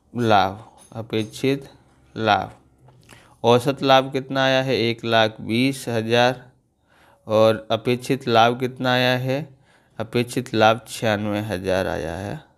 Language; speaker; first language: Hindi; non-native, local second language; Gujarati